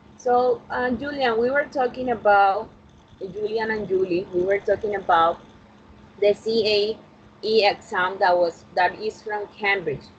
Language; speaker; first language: English; non-native, fluent; Spanish